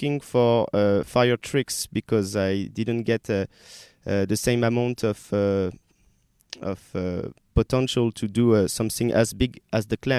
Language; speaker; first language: English; non-native, learner; French